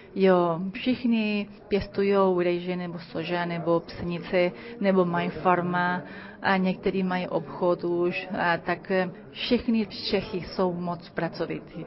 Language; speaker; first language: Czech; early bilingual, heritage; Czech